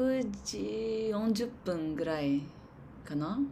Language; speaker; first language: Japanese; non-native, learner; English